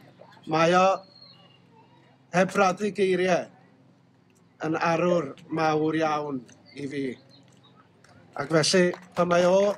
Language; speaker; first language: Welsh; native; Welsh